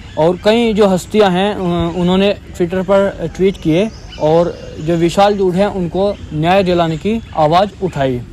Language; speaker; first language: Hindi; native; Hindi